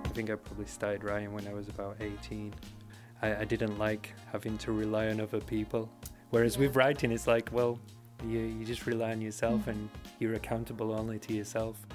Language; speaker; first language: English; native; English